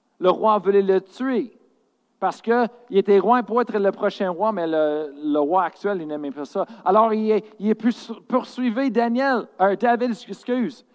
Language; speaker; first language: French; non-native, fluent; English